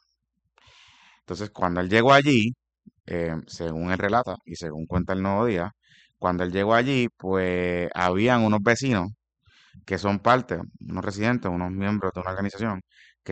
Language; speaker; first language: Spanish; native; Spanish